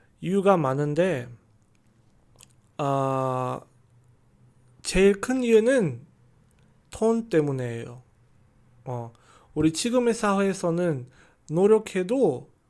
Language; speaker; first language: Korean; non-native, learner; Chinese